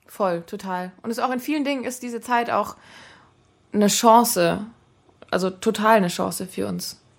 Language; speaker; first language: German; native; German